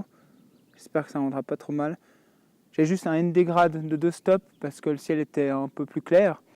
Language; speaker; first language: French; native; French